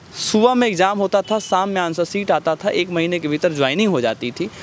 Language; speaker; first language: Hindi; native; Hindi